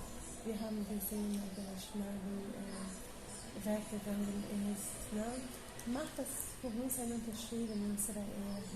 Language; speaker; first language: German; non-native, fluent; Portuguese